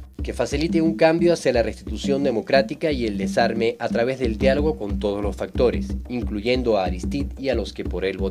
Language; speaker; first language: Spanish; native; Spanish